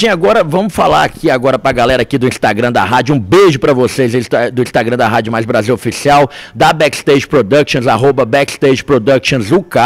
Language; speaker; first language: Portuguese; native; Portuguese